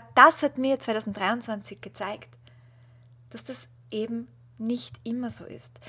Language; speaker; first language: German; native; German